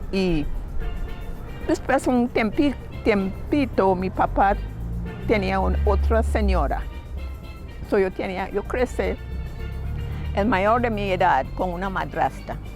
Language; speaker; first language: Spanish; non-native, learner; English